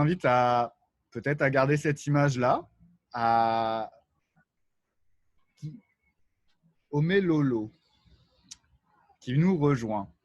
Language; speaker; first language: French; native; French